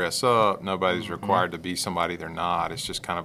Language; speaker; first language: English; native; English